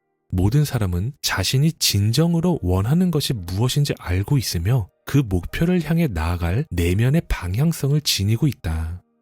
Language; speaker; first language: Korean; native; Korean